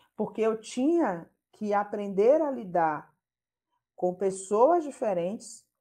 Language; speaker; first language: Portuguese; native; Portuguese